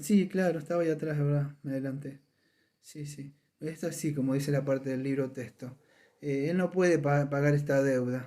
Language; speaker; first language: Spanish; native; Spanish